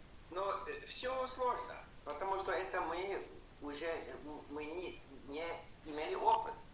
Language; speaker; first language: Russian; non-native, learner; English